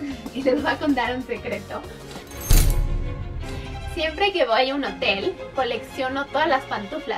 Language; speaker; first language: Spanish; native; Spanish